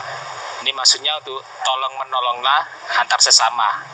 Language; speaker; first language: Indonesian; native; Indonesian